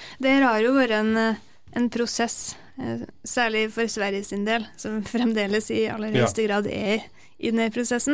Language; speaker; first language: Norwegian; native; Norwegian